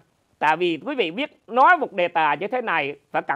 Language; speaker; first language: Vietnamese; native; Vietnamese